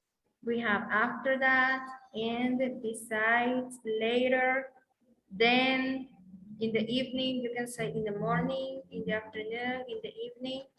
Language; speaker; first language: English; non-native, learner; Spanish